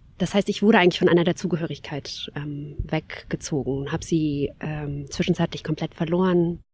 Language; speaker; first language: German; early bilingual, other home language; Kabyle